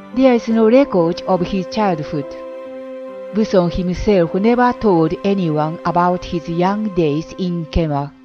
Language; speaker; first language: English; non-native, fluent; Japanese